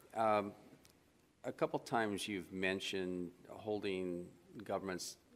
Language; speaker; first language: English; native; English